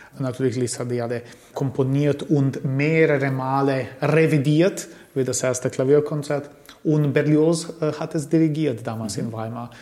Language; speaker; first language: German; early bilingual, other home language; Croatian